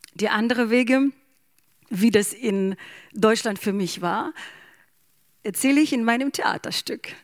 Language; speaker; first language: German; non-native, fluent; Ukrainian